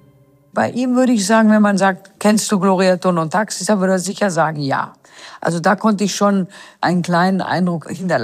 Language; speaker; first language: German; early bilingual, heritage; German